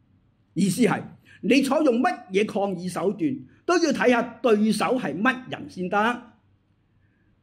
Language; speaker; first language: Chinese; native; Chinese